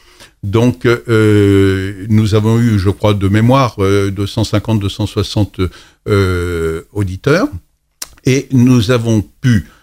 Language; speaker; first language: French; native; French